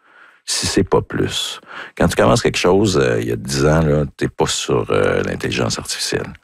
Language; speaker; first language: French; native; French